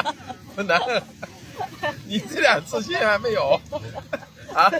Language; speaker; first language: Chinese; native; Chinese